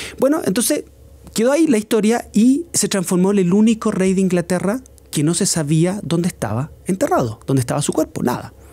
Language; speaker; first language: Spanish; native; Spanish